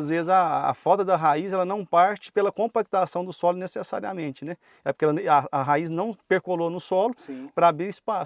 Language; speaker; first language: Portuguese; native; Portuguese